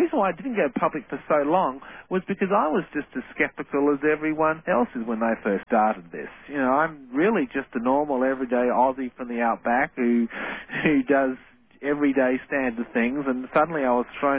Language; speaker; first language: English; native; English